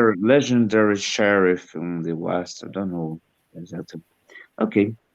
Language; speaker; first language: English; non-native, learner; Portuguese